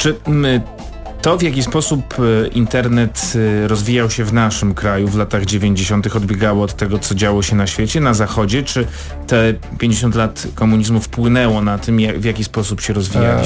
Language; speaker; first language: Polish; native; Polish